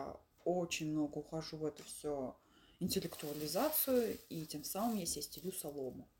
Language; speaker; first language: Russian; native; Russian